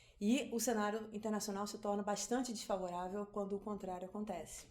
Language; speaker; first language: Portuguese; native; Portuguese